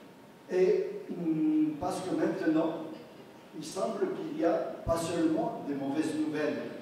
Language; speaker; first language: French; non-native, fluent; Spanish